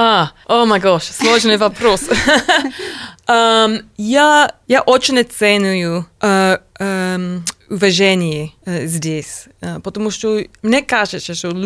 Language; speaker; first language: Russian; non-native, learner; English